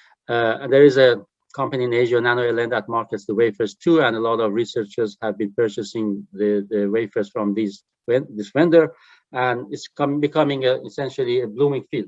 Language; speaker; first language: English; non-native, fluent; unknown